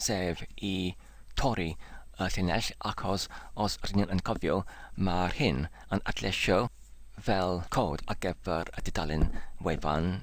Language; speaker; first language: Welsh; non-native, learner; English